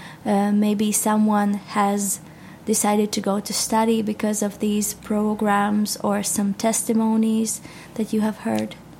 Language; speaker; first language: English; non-native, fluent; Latvian